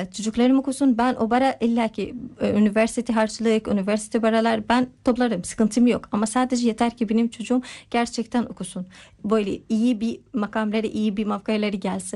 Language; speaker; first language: Turkish; non-native, fluent; Arabic